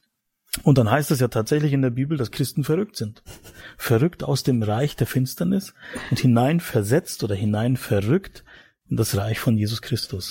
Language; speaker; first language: German; native; German